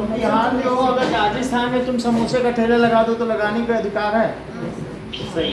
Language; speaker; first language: Hindi; native; Hindi